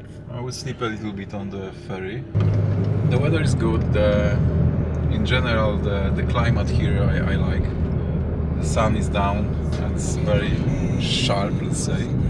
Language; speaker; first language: English; non-native, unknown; Polish